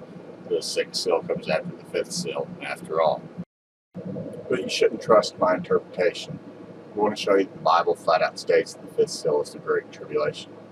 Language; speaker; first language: English; native; English